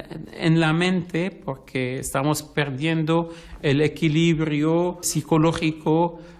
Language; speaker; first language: Spanish; non-native, fluent; Arabic